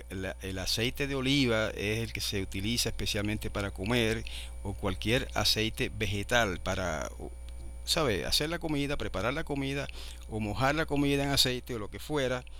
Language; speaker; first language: Spanish; native; Spanish